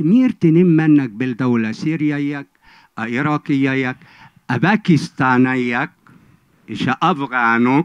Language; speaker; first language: Hungarian; non-native, fluent; Arabic